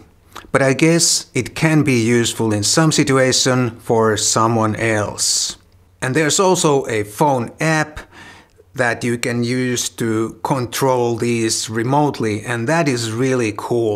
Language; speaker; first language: English; non-native, fluent; Finnish